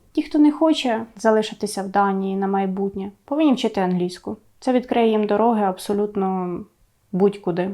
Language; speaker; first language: Ukrainian; native; Ukrainian